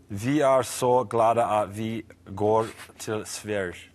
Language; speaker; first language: Swedish; non-native, learner; English